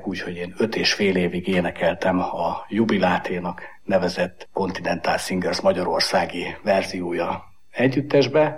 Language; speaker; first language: Hungarian; native; Hungarian